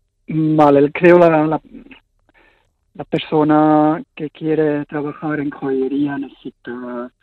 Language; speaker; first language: Spanish; non-native, fluent; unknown